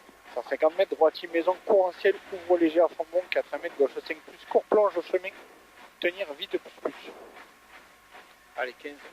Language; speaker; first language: French; native; French